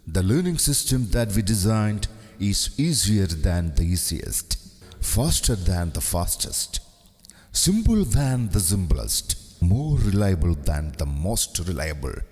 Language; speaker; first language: English; non-native, local second language; Malayalam